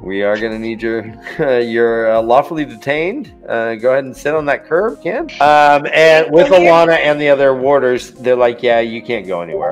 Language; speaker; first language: English; native; English